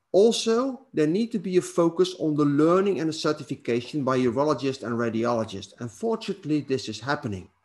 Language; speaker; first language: English; non-native, fluent; Dutch